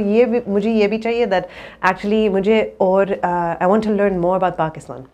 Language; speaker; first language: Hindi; early bilingual, heritage; English